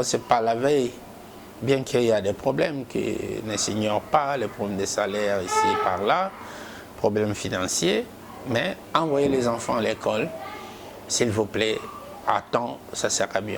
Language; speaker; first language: French; non-native, local second language; Lingala